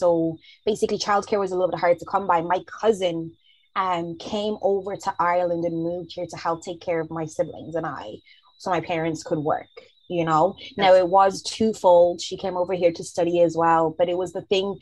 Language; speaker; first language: English; early bilingual, other home language; Zulu